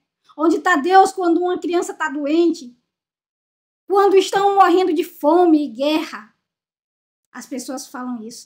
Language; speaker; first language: Portuguese; native; Portuguese